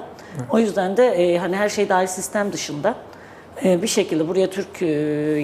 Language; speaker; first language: Turkish; native; Turkish